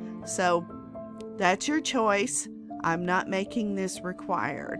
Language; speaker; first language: English; native; English